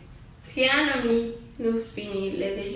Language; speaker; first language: French; non-native, learner; Spanish